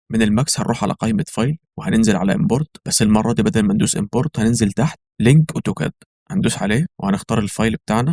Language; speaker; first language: Arabic; native; Arabic